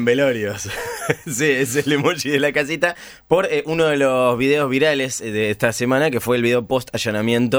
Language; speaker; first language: Spanish; native; Spanish